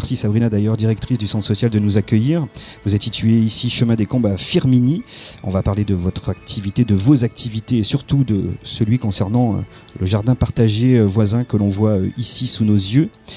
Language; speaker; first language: French; native; French